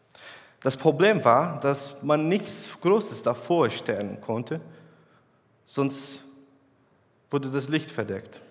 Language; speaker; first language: German; non-native, fluent; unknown